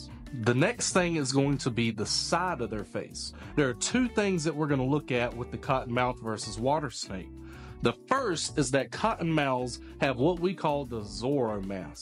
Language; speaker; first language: English; native; English